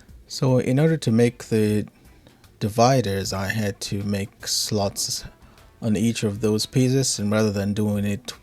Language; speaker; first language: English; native; English